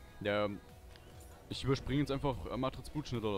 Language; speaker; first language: German; native; German